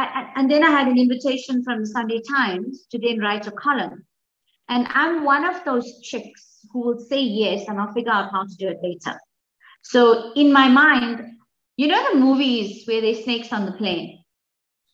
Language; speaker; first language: English; native; English